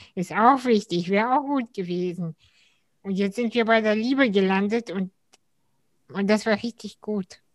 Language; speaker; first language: German; early bilingual, other home language; Russian